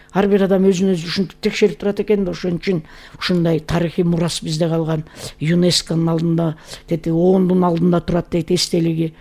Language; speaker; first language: Kyrgyz; native; Kyrgyz